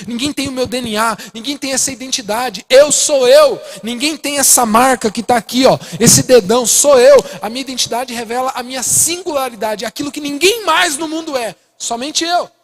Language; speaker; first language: Portuguese; early bilingual, other home language; Spanish